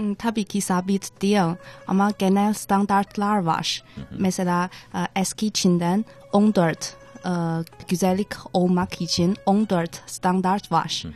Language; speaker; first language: Turkish; non-native, fluent; Chinese